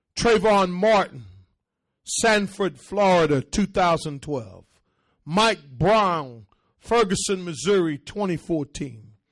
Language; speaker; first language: English; early bilingual, other home language; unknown